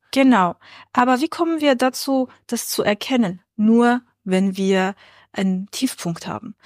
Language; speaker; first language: German; non-native, fluent; Armenian